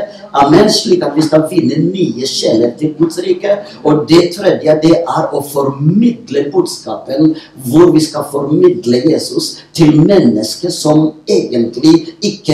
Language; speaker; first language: Norwegian; non-native, fluent; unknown